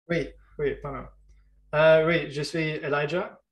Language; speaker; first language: French; non-native, learner; German